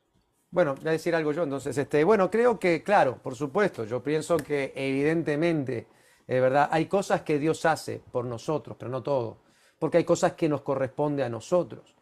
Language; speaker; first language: Spanish; native; Spanish